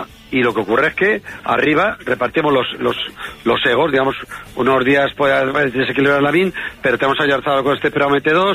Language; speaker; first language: Spanish; native; Spanish